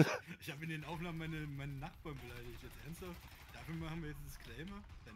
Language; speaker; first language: German; native; German